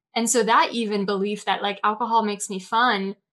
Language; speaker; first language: English; native; English